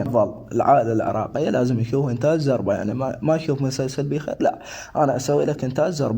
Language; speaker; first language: Arabic; native; Arabic